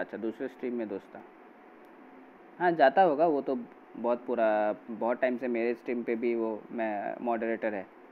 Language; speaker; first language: Hindi; non-native, local second language; Bangla